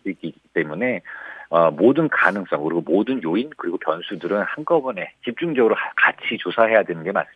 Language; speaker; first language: Korean; native; Korean